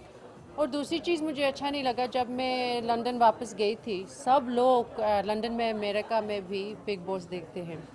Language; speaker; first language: Hindi; early bilingual, heritage; English